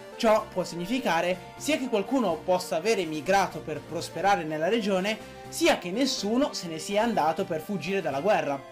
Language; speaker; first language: Italian; native; Italian